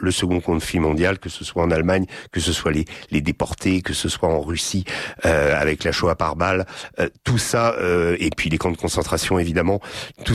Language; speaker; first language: French; native; French